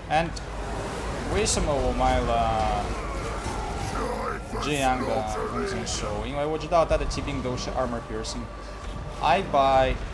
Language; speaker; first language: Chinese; non-native, learner; Russian